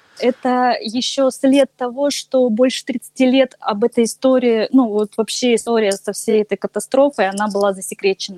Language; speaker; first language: Russian; native; Russian